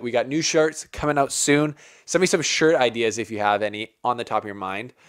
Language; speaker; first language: English; native; English